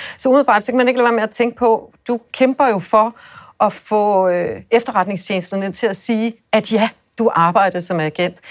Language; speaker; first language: Danish; native; Danish